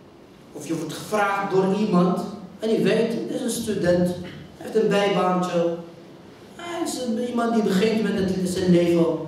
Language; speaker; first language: Dutch; non-native, fluent; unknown